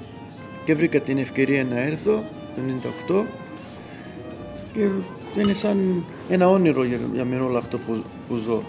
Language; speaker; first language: Greek; early bilingual, heritage; Greek